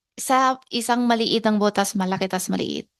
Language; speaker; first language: Filipino; non-native, learner; Chinese